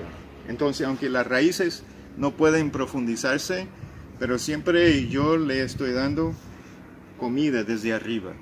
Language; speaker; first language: Spanish; non-native, fluent; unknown